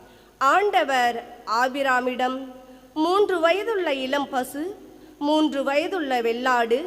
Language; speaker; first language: Tamil; native; Tamil